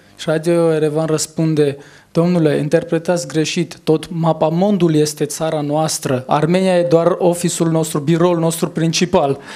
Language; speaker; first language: Romanian; non-native, fluent; Armenian